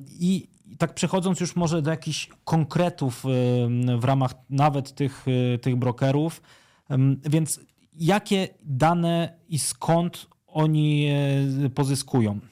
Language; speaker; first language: Polish; native; Polish